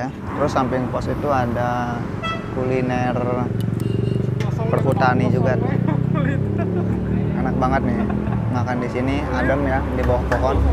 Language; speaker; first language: Indonesian; native; Indonesian